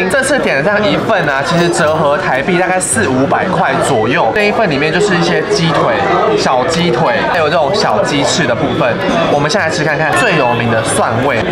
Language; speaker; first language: Chinese; native; Chinese